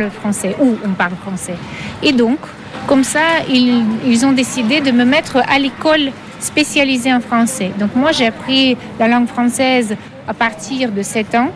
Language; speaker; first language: French; non-native, fluent; Russian